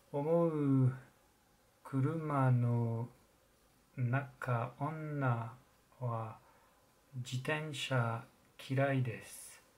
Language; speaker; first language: Japanese; non-native, learner; French